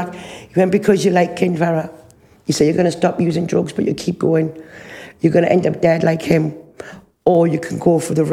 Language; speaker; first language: English; native; English